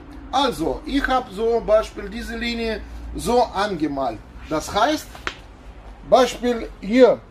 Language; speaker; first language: German; non-native, learner; Russian